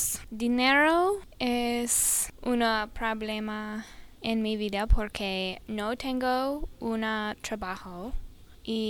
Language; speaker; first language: Spanish; non-native, learner; English